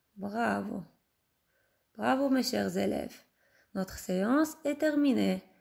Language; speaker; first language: French; non-native, local second language; Arabic